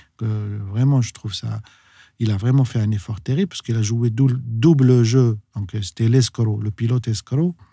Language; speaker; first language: French; non-native, local second language; Arabic